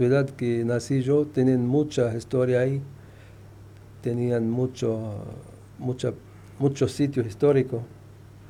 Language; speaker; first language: Spanish; non-native, fluent; Arabic